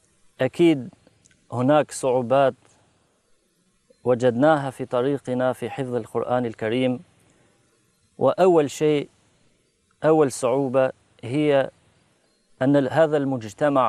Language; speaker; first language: Arabic; non-native, fluent; Albanian